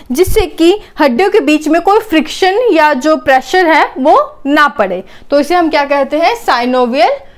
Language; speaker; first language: Hindi; native; Hindi